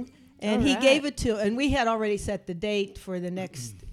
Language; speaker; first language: English; native; English